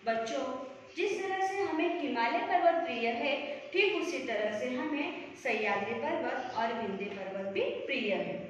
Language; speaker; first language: Hindi; non-native, local second language; Marathi